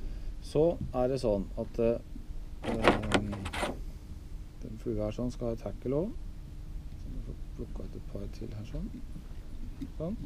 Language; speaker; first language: Norwegian; native; Norwegian